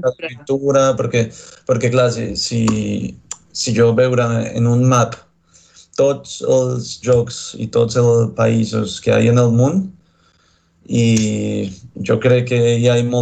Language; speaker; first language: Catalan; non-native, learner; Spanish